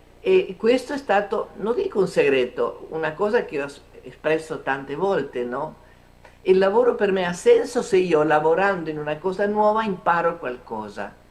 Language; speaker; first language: Italian; early bilingual, heritage; Italian